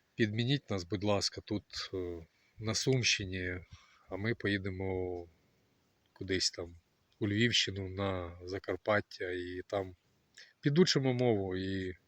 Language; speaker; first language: Ukrainian; non-native, local second language; Russian